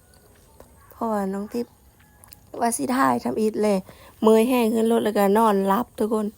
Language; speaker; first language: Thai; non-native, local second language; Northeastern Thai